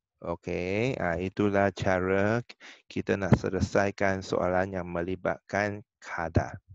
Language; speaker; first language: Malay; non-native, local second language; Chinese